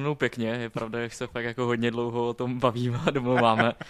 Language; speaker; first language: Czech; native; Czech